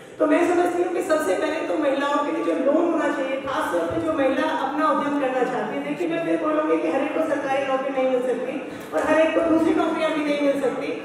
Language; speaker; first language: Hindi; native; Hindi